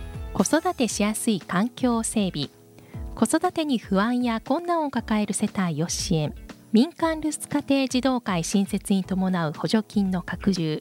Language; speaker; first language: Japanese; native; Japanese